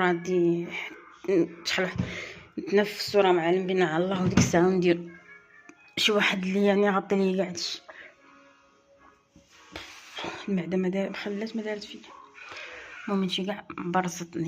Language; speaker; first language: Arabic; native; Arabic